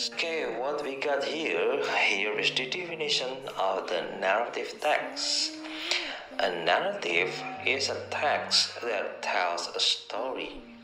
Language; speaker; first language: English; non-native, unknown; Indonesian